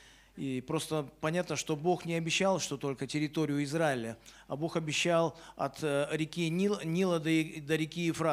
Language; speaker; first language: Russian; native; Russian